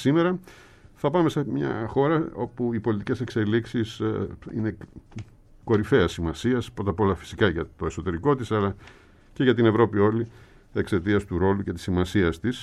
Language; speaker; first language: Greek; native; Greek